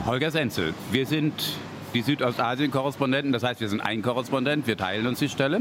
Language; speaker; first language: German; native; German